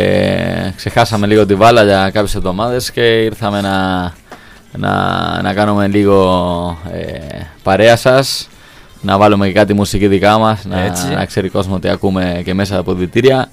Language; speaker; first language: Greek; non-native, learner; Spanish